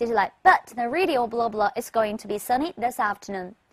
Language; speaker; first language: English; non-native, learner; Chinese